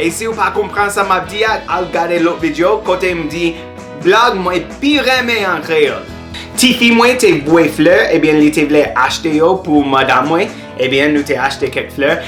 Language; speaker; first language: Haitian Creole; non-native, learner; English